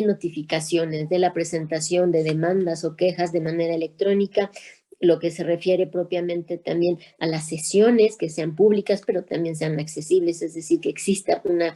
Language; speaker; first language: Spanish; native; Spanish